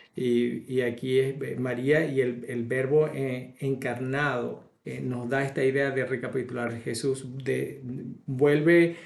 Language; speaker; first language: Spanish; native; Spanish